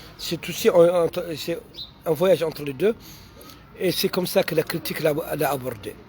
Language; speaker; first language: French; non-native, local second language; Arabic